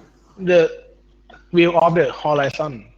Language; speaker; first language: English; non-native, learner; Thai